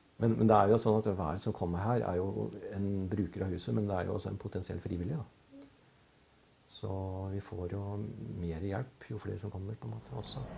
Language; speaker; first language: Norwegian; native; Norwegian